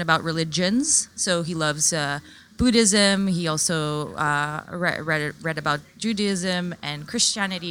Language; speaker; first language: English; non-native, local second language; French